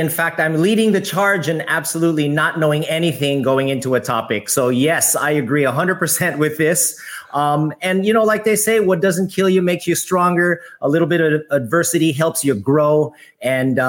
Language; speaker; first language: English; native; English